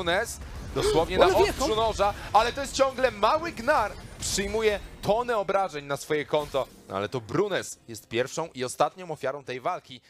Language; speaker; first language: Polish; native; Polish